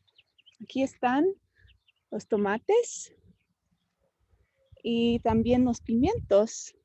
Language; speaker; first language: Spanish; non-native, fluent; English